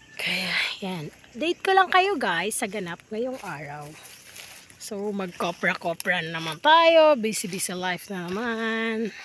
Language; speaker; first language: Filipino; non-native, local second language; Cebuano